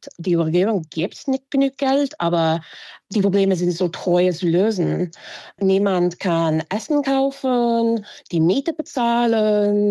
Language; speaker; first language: German; non-native, fluent; English